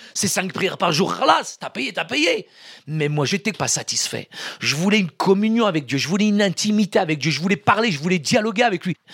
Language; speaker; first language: French; early bilingual, other home language; Arabic